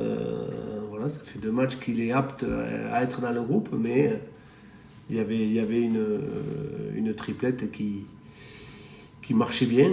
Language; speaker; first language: French; native; French